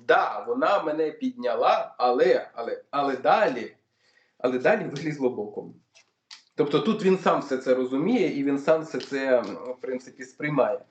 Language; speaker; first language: Ukrainian; non-native, local second language; Russian